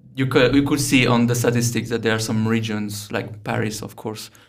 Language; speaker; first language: English; non-native, fluent; French